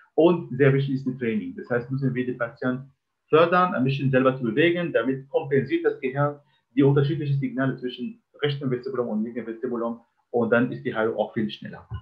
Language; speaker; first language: German; non-native, fluent; Arabic